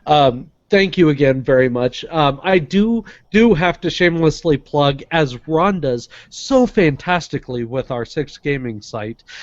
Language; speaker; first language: English; native; English